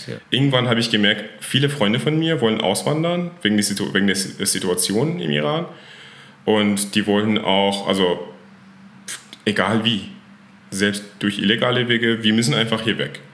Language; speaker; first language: German; non-native, fluent; Persian